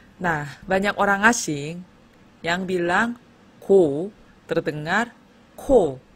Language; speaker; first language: Indonesian; non-native, fluent; Korean